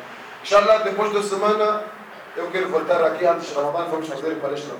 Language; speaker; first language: Portuguese; non-native, learner; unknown